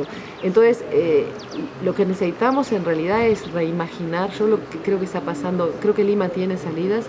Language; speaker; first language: Spanish; native; Spanish